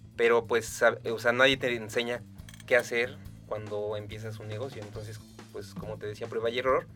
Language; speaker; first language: Spanish; native; Spanish